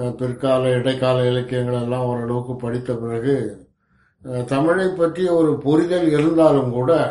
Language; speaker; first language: Tamil; native; Tamil